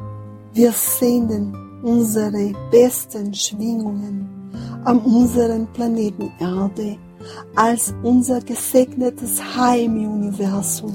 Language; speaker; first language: German; non-native, fluent; Portuguese